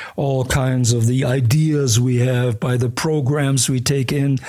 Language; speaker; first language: English; early bilingual, other home language; German